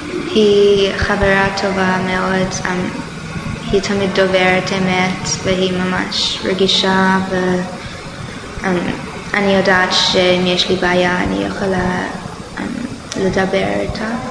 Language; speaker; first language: Hebrew; non-native, learner; English